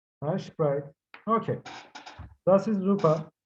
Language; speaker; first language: German; non-native, fluent; Turkish